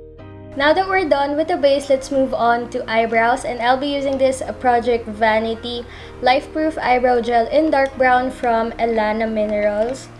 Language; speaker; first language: English; non-native, local second language; Filipino